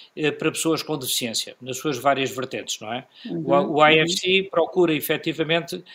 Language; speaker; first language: Portuguese; native; Portuguese